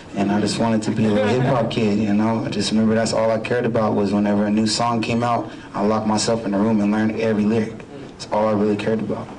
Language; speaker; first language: English; native; English